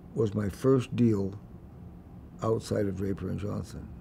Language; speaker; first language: English; native; English